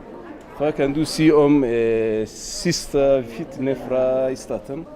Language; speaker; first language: Norwegian; non-native, learner; Somali